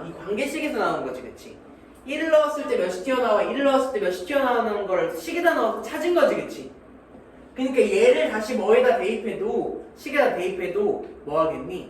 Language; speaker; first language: Korean; native; Korean